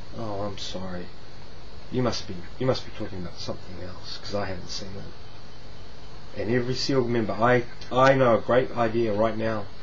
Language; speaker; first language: English; native; English